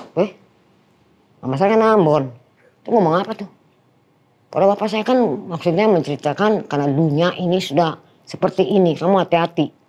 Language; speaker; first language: Indonesian; non-native, fluent; Dutch